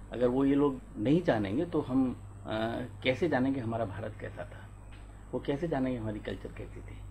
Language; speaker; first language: Hindi; native; Hindi